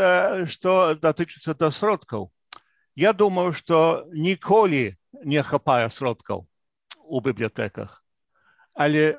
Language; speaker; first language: Belarusian; non-native, fluent; English